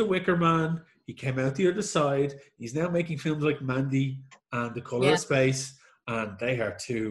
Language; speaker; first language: English; native; English